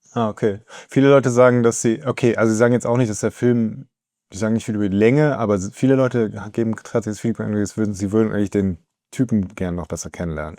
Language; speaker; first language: German; native; German